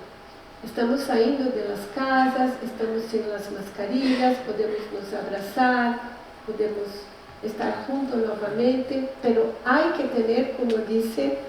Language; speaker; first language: Spanish; non-native, learner; Portuguese